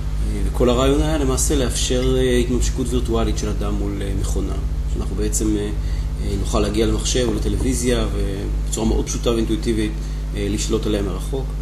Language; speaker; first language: Hebrew; native; Hebrew